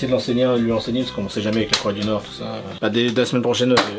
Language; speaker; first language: French; native; French